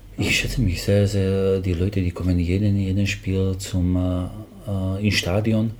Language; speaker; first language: German; non-native, fluent; Slovak